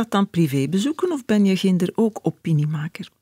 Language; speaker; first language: Dutch; native; Dutch